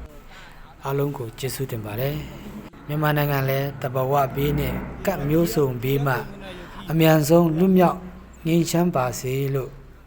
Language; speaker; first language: Burmese; non-native, local second language; Pa'o Karen